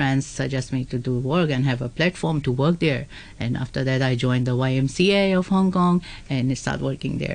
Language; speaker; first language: English; non-native, local second language; Urdu